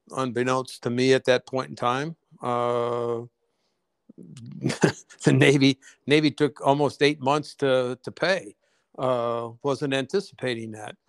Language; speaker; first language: English; native; English